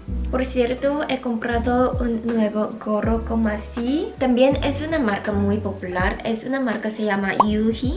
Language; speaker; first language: Spanish; non-native, local second language; Korean